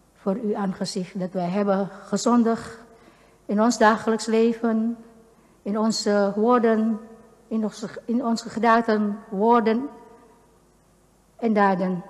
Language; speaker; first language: Dutch; non-native, fluent; Indonesian